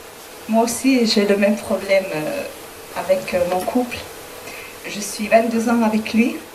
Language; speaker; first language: French; non-native, learner; Spanish